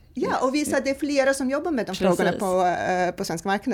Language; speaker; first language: Swedish; non-native, fluent; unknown